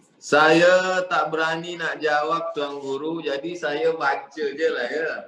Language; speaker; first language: Malay; native; Malay